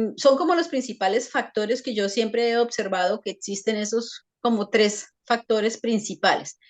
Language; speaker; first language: Spanish; native; Spanish